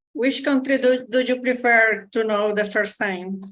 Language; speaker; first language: English; non-native, learner; Spanish